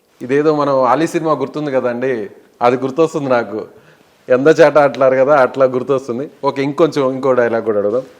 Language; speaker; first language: Telugu; native; Telugu